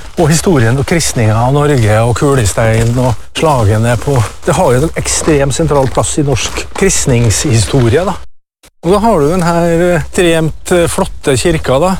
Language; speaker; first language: Norwegian; native; Norwegian